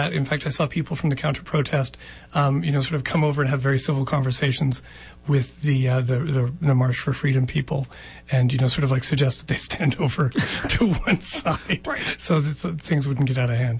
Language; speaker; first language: English; native; English